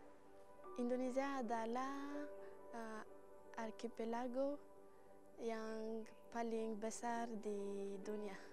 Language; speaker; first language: Indonesian; non-native, learner; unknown